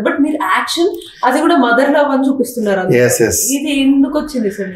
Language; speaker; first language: Telugu; native; Telugu